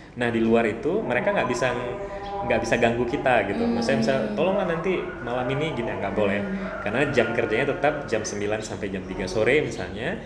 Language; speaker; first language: Indonesian; non-native, local second language; Achinese